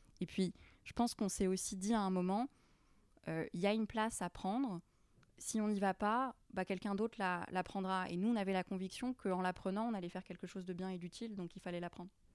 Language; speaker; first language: French; early bilingual, other home language; Arabic